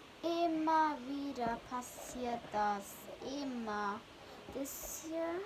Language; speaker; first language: German; early bilingual, heritage; German